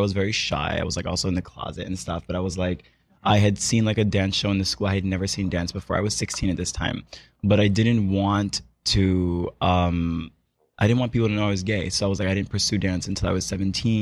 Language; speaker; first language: English; native; English